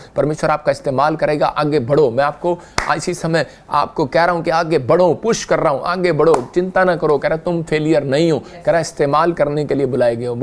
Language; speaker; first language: Hindi; native; Hindi